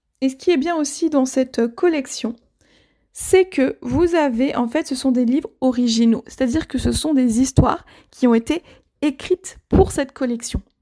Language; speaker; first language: French; native; French